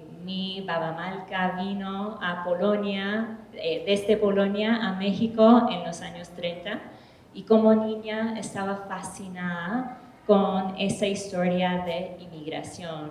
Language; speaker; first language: Spanish; early bilingual, heritage; English